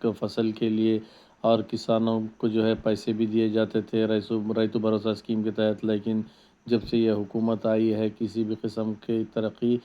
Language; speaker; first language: Urdu; native; Urdu